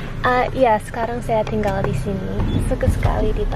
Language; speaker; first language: Indonesian; non-native, learner; English